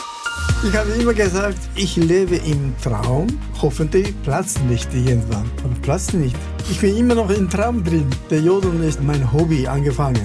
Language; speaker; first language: German; non-native, fluent; Japanese